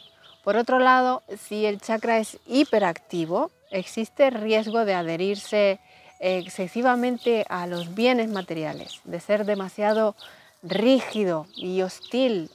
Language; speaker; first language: Spanish; native; Spanish